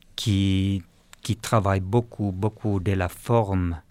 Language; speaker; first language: French; non-native, fluent; Finnish